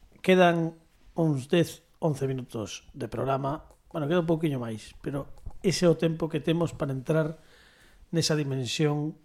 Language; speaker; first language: Galician; native; Galician